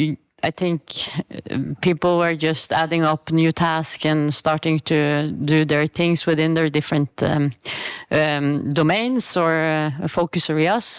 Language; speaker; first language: English; non-native, fluent; Norwegian